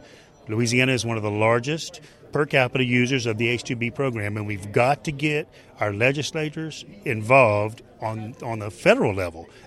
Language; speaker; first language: English; native; English